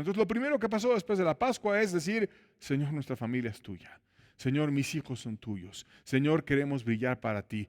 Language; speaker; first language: Spanish; native; Spanish